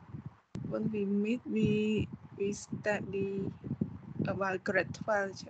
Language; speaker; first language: English; non-native, learner; Khmer